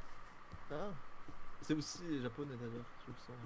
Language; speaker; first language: French; native; French